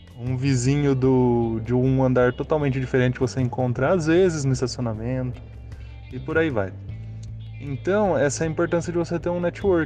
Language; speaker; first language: Portuguese; native; Portuguese